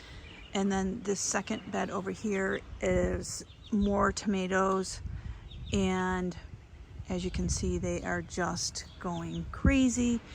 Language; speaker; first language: English; native; English